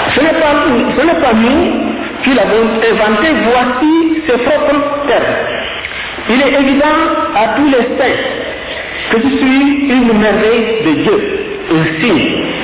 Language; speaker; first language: French; non-native, local second language; Wolof